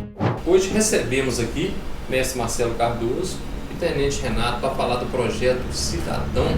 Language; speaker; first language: Portuguese; native; Portuguese